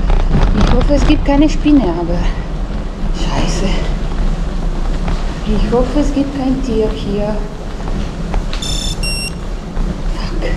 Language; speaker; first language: German; non-native, fluent; Italian